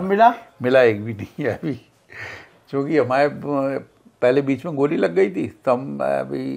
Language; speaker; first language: Hindi; native; Hindi